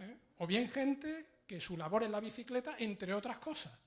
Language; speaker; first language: Spanish; native; Spanish